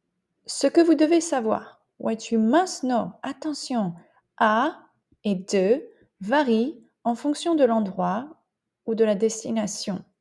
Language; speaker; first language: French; non-native, fluent; English